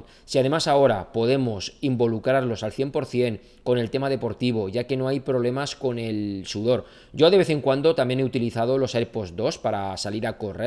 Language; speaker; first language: Spanish; native; Spanish